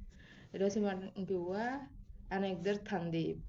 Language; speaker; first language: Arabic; non-native, learner; Sinhala